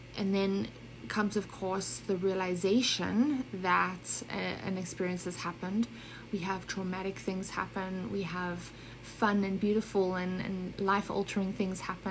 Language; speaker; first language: English; native; English